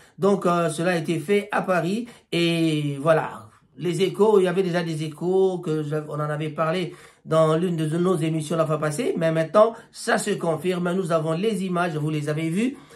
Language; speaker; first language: French; non-native, local second language; Lingala